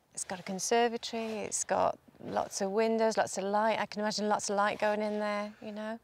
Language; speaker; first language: English; native; English